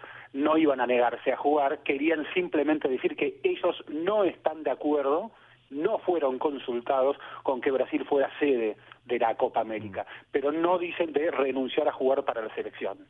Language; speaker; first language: Spanish; native; Spanish